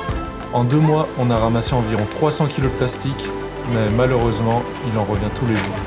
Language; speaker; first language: French; native; French